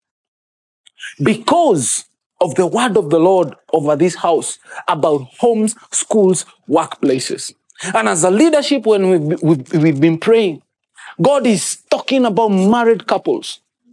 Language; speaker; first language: English; non-native, local second language; Kikuyu